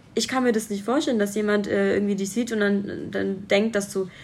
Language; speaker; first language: German; native; German